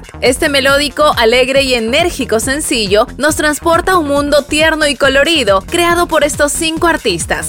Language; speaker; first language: Spanish; native; Spanish